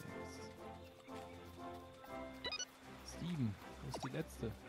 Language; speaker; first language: German; native; German